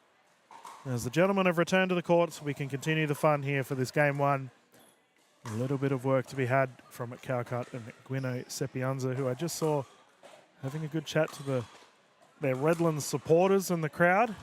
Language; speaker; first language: English; native; English